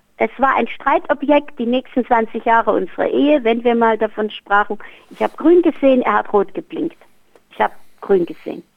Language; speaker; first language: German; native; German